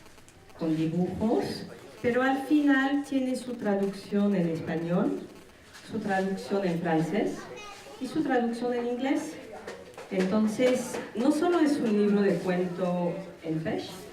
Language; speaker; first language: Spanish; non-native, fluent; French